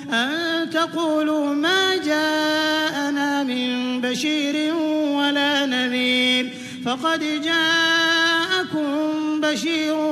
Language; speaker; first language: Arabic; native; Arabic